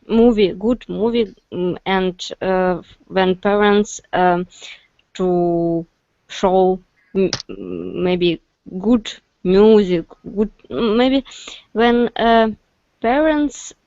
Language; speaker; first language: English; non-native, learner; Russian